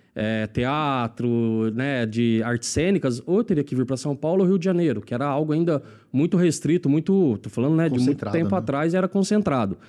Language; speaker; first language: Portuguese; native; Portuguese